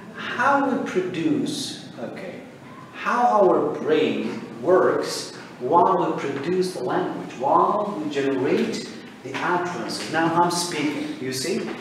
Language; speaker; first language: English; non-native, fluent; Turkish